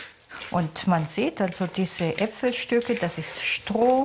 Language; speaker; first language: German; non-native, fluent; Hebrew